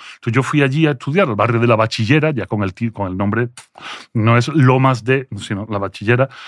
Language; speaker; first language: Spanish; early bilingual, other home language; French